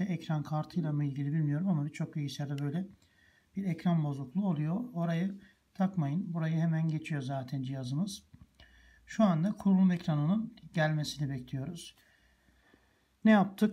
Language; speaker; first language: Turkish; native; Turkish